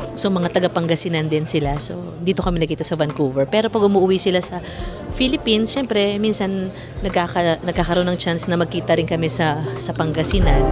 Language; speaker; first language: Filipino; native; Filipino